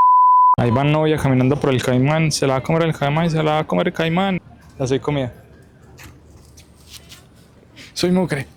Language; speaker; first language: Spanish; native; Spanish